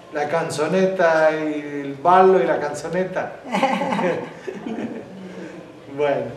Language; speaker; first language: Italian; non-native, learner; Spanish